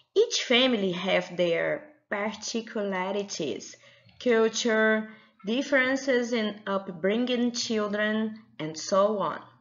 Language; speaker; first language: English; non-native, fluent; Portuguese